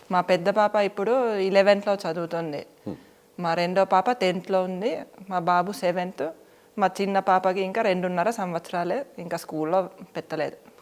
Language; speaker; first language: Telugu; non-native, fluent; Finnish